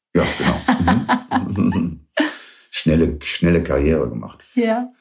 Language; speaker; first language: German; early bilingual, other home language; English